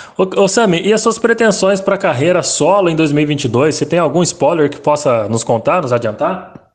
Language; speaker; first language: Portuguese; native; Portuguese